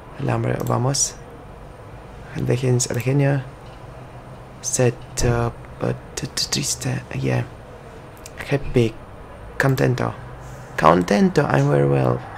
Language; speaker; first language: Spanish; non-native, learner; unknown